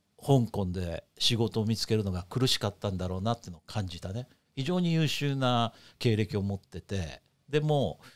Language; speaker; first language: Japanese; native; Japanese